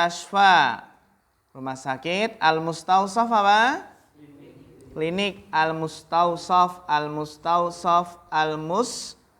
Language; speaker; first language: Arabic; non-native, fluent; Indonesian